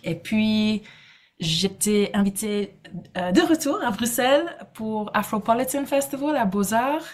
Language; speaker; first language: French; non-native, fluent; English